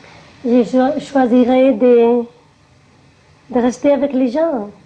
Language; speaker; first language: French; non-native, learner; Spanish